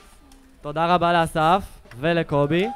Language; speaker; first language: Hebrew; native; Hebrew